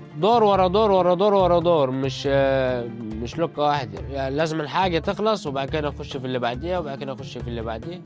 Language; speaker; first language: Egyptian Arabic; native; Egyptian Arabic